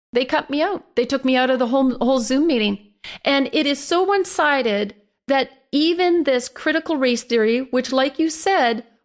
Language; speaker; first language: English; native; English